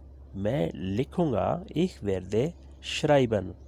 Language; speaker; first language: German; non-native, learner; Urdu